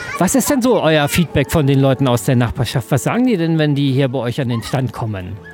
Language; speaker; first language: German; native; German